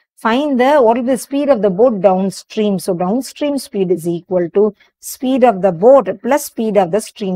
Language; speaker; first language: English; non-native, local second language; Tamil